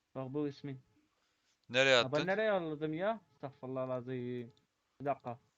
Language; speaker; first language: Turkish; non-native, learner; Arabic